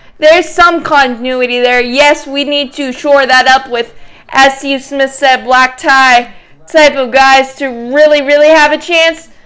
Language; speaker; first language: English; native; English